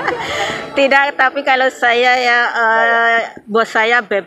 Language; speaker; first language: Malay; non-native, local second language; Javanese